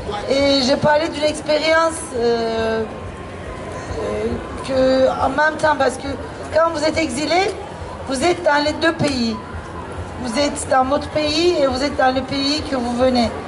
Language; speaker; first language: French; non-native, fluent; Turkish